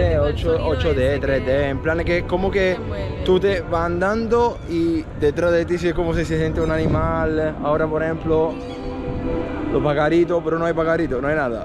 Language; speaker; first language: Spanish; non-native, fluent; Italian